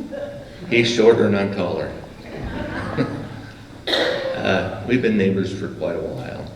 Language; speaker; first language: English; native; English